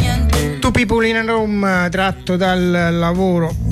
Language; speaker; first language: Italian; native; Italian